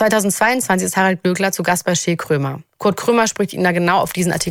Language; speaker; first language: German; native; German